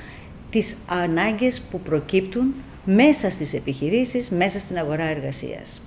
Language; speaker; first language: Greek; native; Greek